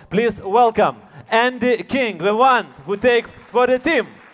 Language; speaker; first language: English; non-native, fluent; Lithuanian